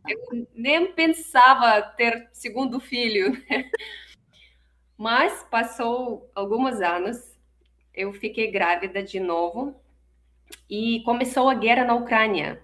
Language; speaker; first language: Portuguese; non-native, fluent; Russian